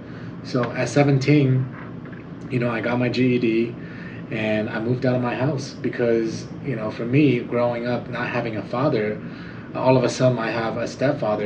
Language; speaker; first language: English; non-native, fluent; Chinese